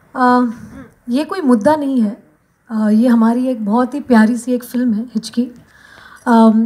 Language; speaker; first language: Hindi; non-native, local second language; Bangla